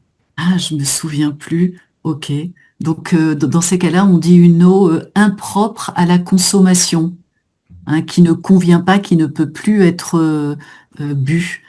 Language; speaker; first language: French; native; French